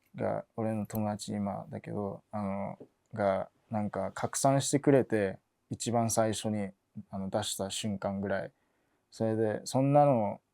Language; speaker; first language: Japanese; early bilingual, other home language; English